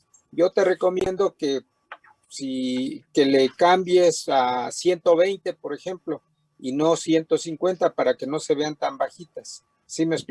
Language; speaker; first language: Spanish; native; Spanish